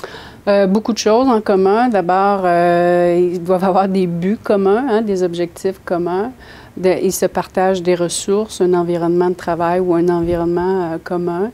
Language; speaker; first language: French; native; French